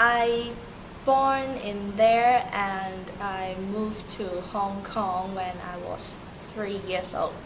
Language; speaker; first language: English; early bilingual, other home language; Turkish